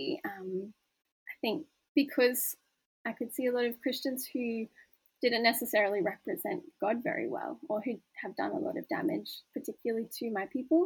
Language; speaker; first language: English; native; English